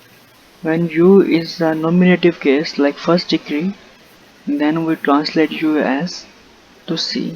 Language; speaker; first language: English; non-native, local second language; Punjabi